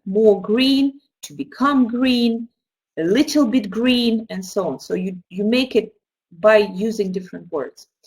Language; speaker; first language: English; non-native, fluent; Russian